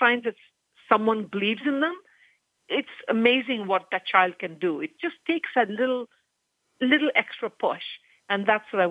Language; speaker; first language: English; non-native, local second language; Punjabi